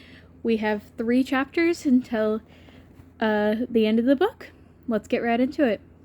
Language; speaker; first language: English; native; English